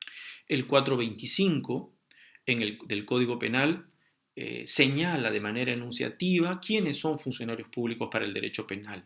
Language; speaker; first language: Spanish; native; Spanish